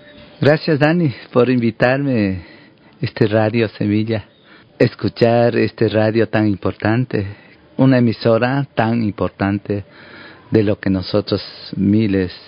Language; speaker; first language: Spanish; non-native, local second language; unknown